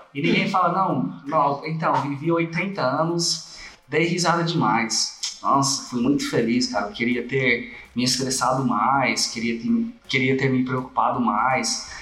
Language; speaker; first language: Portuguese; non-native, fluent; English